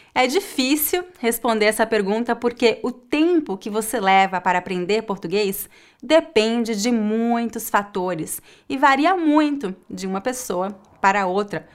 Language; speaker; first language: Portuguese; native; Portuguese